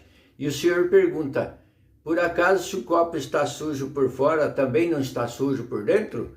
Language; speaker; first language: Portuguese; native; Portuguese